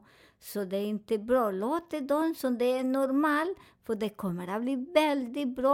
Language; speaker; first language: Swedish; non-native, fluent; Spanish